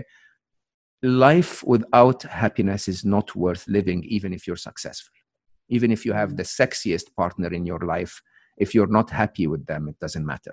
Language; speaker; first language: English; non-native, fluent; Arabic